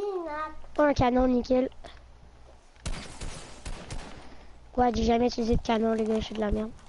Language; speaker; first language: French; native; French